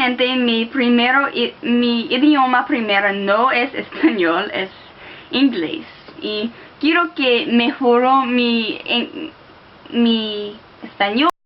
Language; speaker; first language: Spanish; non-native, learner; English